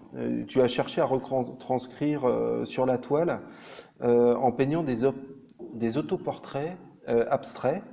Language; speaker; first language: French; native; French